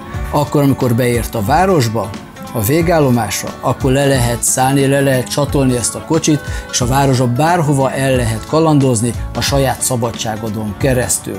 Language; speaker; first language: Hungarian; native; Hungarian